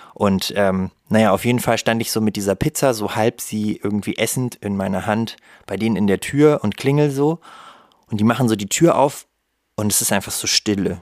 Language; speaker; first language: German; early bilingual, other home language; Russian